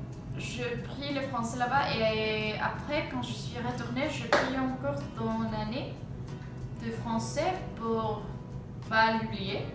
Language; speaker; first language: French; non-native, fluent; Spanish